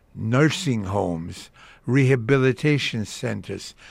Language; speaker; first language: English; early bilingual, other home language; Yiddish